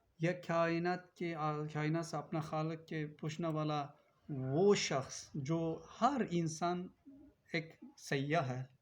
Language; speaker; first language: Urdu; non-native, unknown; Turkish